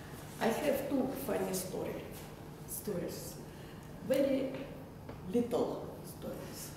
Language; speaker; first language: English; non-native, learner; Russian